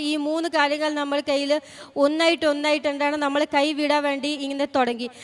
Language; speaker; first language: Malayalam; non-native, fluent; Punjabi